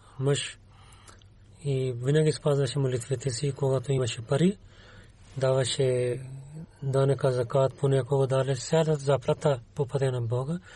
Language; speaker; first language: Bulgarian; non-native, learner; Urdu